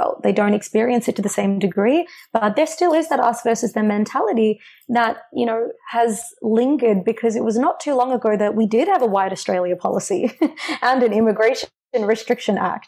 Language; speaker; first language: English; native; English